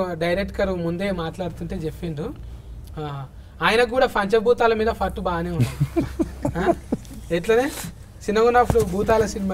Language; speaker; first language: Telugu; native; Telugu